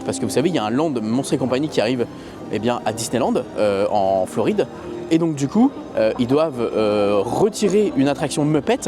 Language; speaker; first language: French; native; French